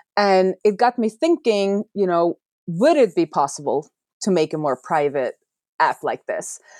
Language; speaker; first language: English; non-native, fluent; Norwegian